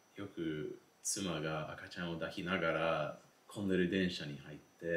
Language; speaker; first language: Japanese; non-native, fluent; English